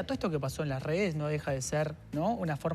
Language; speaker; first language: Spanish; native; Spanish